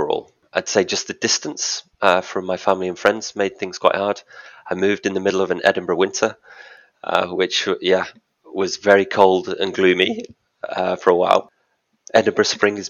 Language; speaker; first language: English; native; English